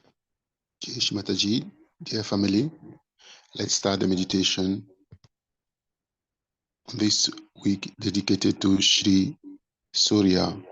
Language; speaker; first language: English; non-native, fluent; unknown